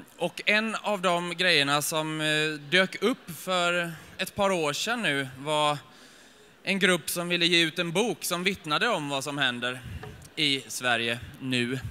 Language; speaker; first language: Swedish; native; Swedish